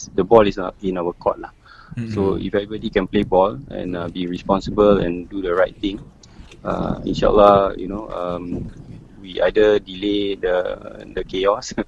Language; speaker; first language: English; non-native, local second language; Malay